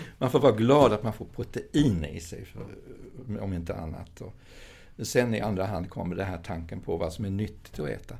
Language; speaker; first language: Swedish; early bilingual, other home language; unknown